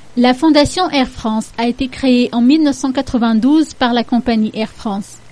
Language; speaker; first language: French; non-native, local second language; Malagasy